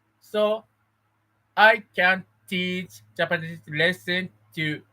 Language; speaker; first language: English; non-native, learner; Japanese